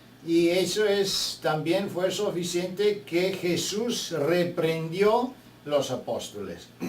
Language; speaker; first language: Spanish; non-native, fluent; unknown